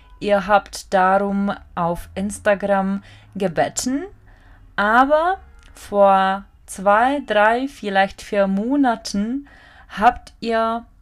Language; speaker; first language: German; non-native, fluent; Czech